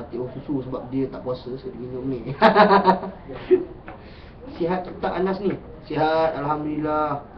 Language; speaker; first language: Malay; native; Malay